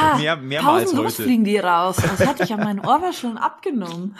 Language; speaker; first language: German; native; German